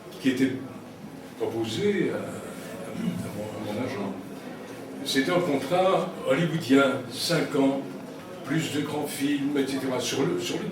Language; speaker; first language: French; native; French